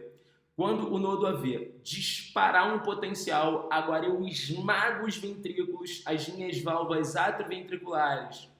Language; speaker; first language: Portuguese; native; Portuguese